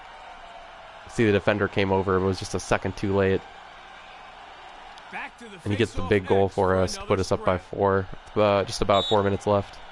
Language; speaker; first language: English; native; English